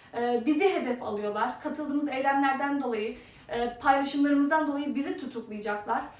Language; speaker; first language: Turkish; early bilingual, heritage; Turkish